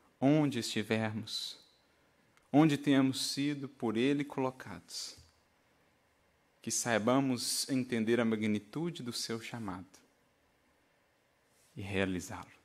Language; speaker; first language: Portuguese; native; Portuguese